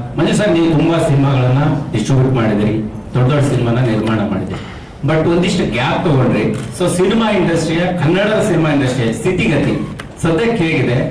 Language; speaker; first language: Kannada; native; Kannada